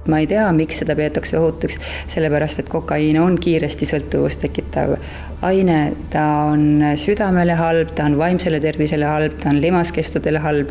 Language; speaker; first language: Estonian; native; Estonian